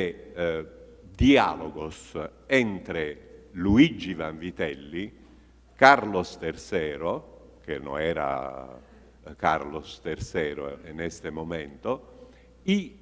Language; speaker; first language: Spanish; non-native, fluent; Italian